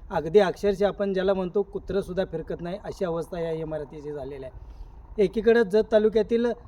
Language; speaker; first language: Marathi; native; Marathi